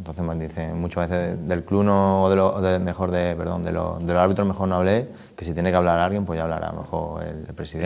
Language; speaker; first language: Spanish; native; Spanish